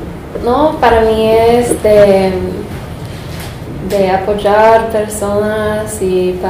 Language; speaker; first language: Spanish; non-native, fluent; English